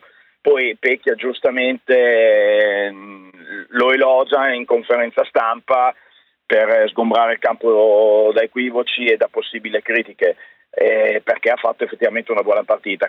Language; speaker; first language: Italian; native; Italian